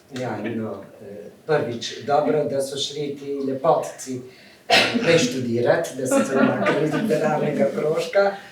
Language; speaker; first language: Slovenian; native; Slovenian